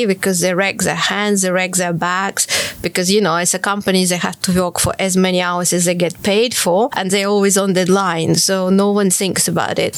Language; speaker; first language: English; non-native, fluent; Ukrainian